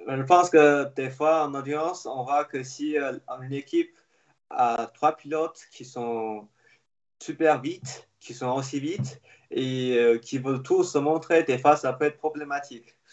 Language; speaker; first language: French; non-native, fluent; Chinese